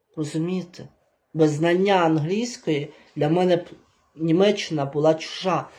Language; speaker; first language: Ukrainian; native; Ukrainian